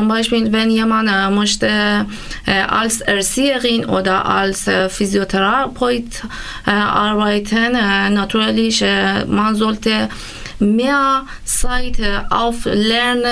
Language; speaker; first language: German; non-native, learner; Persian